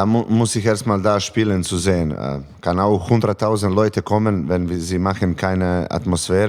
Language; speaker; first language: German; non-native, learner; Serbian